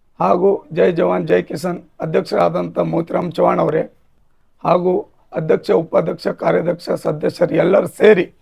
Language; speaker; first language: Kannada; non-native, local second language; Lambadi